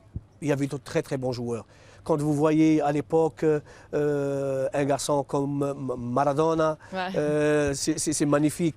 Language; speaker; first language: French; non-native, local second language; Arabic